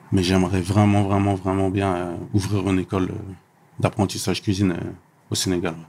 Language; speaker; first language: French; native; French